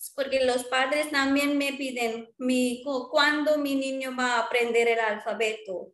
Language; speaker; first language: Spanish; non-native, fluent; Marwari